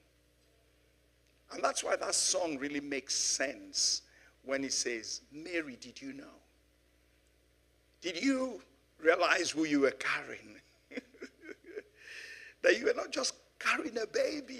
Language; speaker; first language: English; non-native, local second language; Yoruba